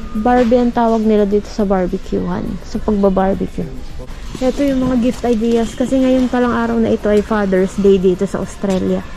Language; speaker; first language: Filipino; native; Filipino